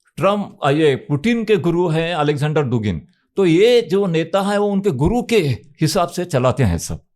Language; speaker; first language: Hindi; non-native, local second language; Marathi